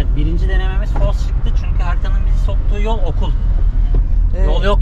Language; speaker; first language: Turkish; native; Turkish